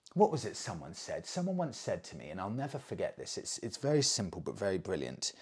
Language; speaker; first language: English; native; English